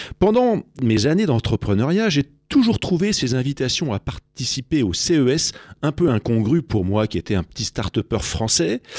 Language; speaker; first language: French; native; French